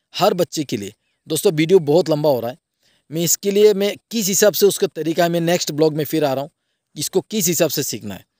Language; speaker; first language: Hindi; non-native, local second language; Bangla